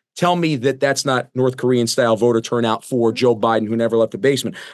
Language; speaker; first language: English; native; English